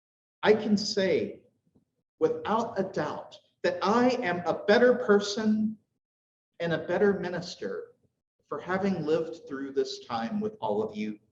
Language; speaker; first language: English; native; English